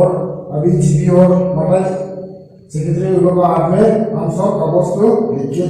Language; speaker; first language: Hindi; non-native, local second language; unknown